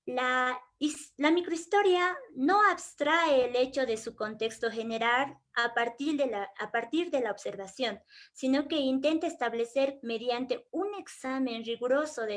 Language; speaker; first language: Spanish; native; Spanish